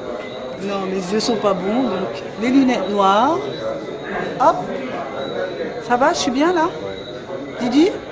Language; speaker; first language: French; native; French